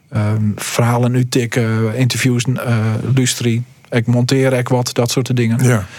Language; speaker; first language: Dutch; native; Dutch